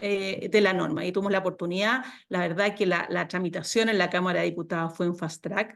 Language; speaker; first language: Spanish; native; Spanish